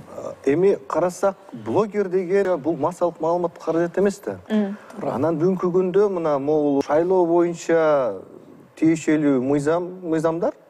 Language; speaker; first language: Kyrgyz; native; Kyrgyz